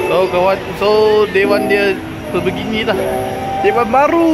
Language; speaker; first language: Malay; non-native, local second language; Chinese